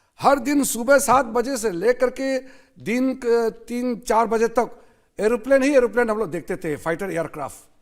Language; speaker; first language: Hindi; non-native, local second language; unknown